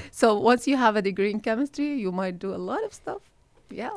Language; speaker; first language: English; non-native, fluent; Arabic